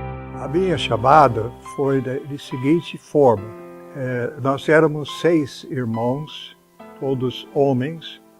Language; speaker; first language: Portuguese; non-native, fluent; English